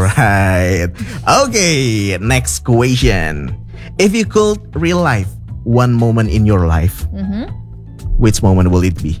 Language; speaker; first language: English; non-native, learner; Indonesian